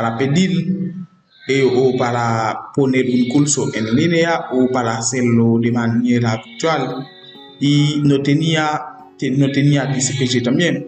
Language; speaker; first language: Spanish; non-native, learner; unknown